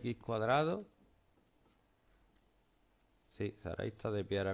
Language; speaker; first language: Spanish; native; Spanish